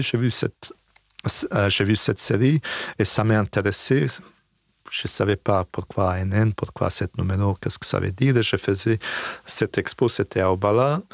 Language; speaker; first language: French; non-native, fluent; Bosnian